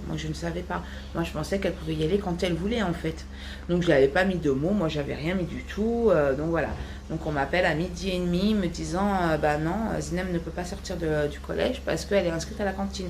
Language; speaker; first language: French; native; French